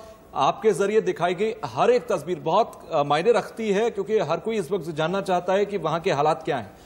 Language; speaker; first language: Hindi; native; Hindi